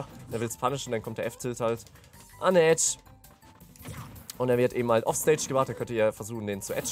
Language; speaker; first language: German; native; German